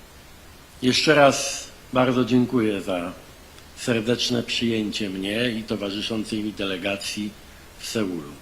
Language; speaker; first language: Polish; native; Polish